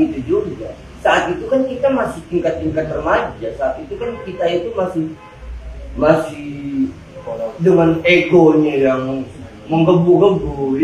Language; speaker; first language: Indonesian; native; Indonesian